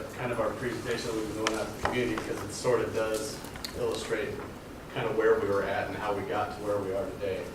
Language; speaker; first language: English; native; English